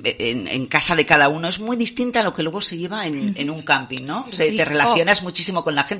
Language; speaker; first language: Spanish; native; Spanish